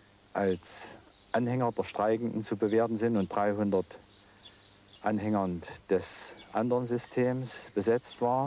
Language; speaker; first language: German; native; German